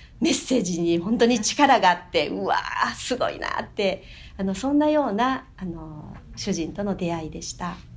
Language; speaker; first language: Japanese; native; Japanese